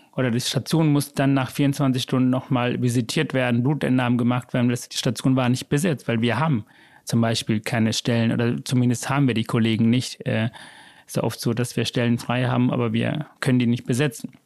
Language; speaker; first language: German; early bilingual, other home language; Sinhala